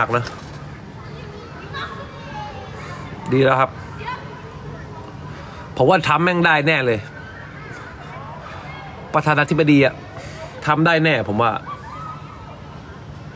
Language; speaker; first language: Thai; native; Thai